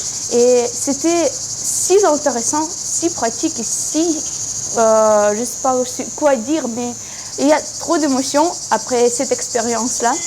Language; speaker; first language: French; non-native, fluent; Ukrainian